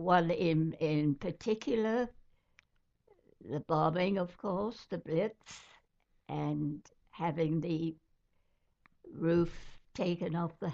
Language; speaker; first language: English; native; English